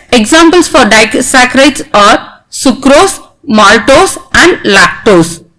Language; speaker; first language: English; non-native, local second language; Tamil